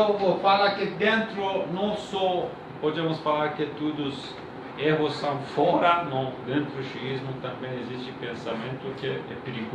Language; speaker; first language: Portuguese; non-native, learner; Persian